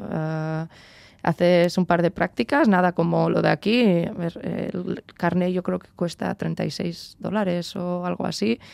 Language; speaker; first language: Spanish; early bilingual, heritage; Spanish